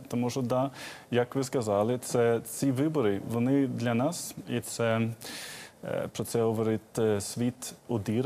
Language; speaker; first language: Ukrainian; non-native, fluent; Swedish